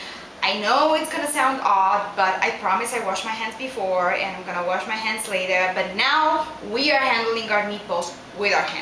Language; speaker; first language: English; non-native, fluent; Italian